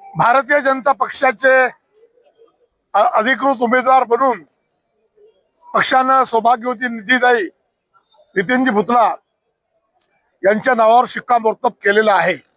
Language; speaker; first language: Marathi; native; Marathi